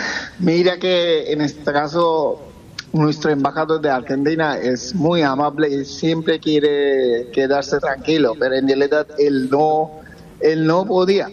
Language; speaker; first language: Spanish; non-native, fluent; Bangla